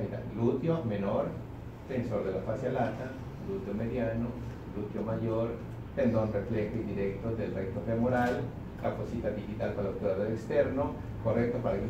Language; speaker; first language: Spanish; native; Spanish